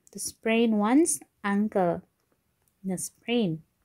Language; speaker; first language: English; non-native, local second language; Filipino